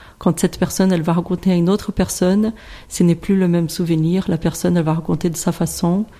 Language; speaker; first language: French; non-native, fluent; Portuguese